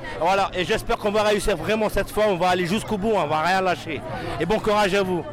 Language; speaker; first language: French; non-native, local second language; Arabic